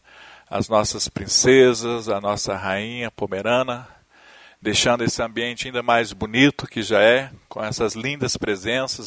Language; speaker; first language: Portuguese; native; Portuguese